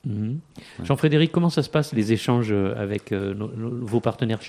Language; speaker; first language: French; native; French